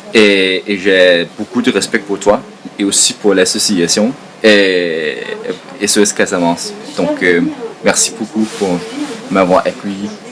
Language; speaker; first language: French; non-native, fluent; Danish